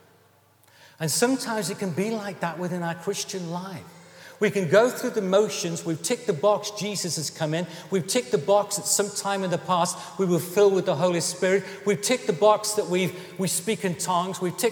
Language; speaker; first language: English; native; English